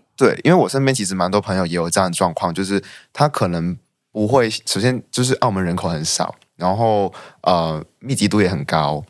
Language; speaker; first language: Chinese; non-native, local second language; Cantonese